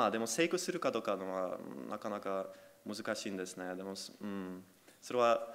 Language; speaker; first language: Japanese; non-native, fluent; Polish